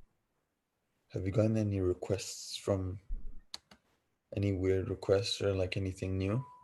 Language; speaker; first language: English; native; English